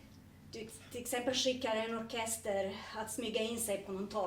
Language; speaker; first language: Swedish; non-native, fluent; Serbian